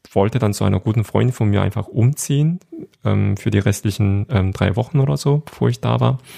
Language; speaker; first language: German; non-native, fluent; Korean